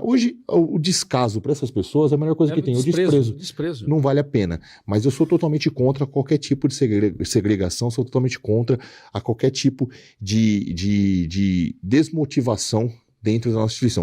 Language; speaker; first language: Portuguese; native; Portuguese